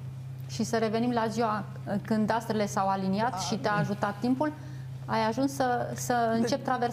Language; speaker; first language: Romanian; native; Romanian